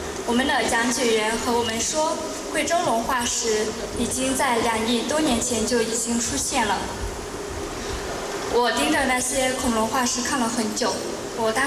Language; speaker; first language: Chinese; non-native, fluent; Lao